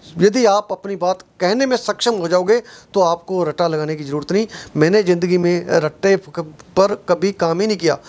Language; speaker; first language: Hindi; non-native, local second language; Punjabi